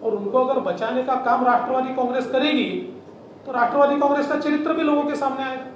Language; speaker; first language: Hindi; non-native, local second language; Marathi